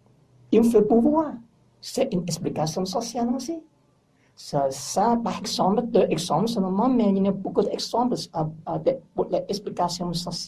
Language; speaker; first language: French; non-native, learner; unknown